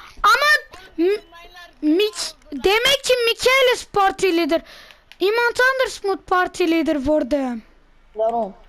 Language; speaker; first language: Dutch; early bilingual, other home language; Turkish